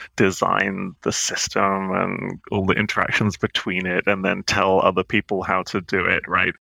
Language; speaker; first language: English; native; English